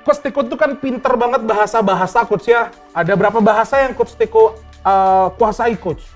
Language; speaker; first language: Indonesian; native; Indonesian